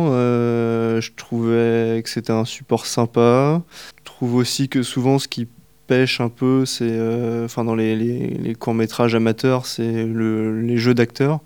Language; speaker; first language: French; native; French